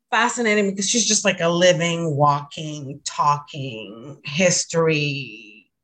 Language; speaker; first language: English; non-native, fluent; Spanish